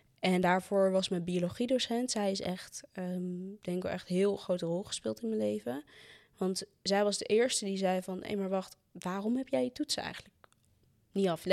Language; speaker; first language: Dutch; native; Dutch